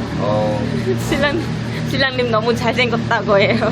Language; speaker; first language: Korean; non-native, learner; Vietnamese